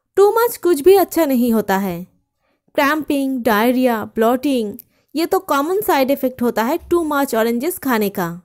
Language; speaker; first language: Hindi; non-native, local second language; Bangla